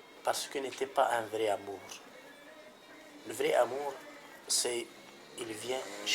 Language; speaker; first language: French; non-native, local second language; Arabic